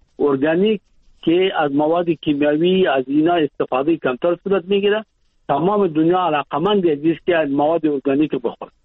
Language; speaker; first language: Persian; native; Persian